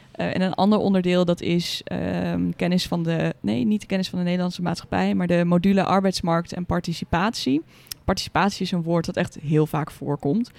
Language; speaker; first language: Dutch; native; Dutch